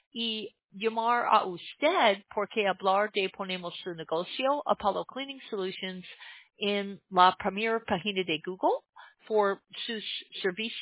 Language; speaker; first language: Spanish; non-native, learner; English